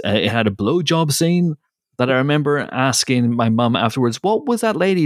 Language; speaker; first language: English; native; English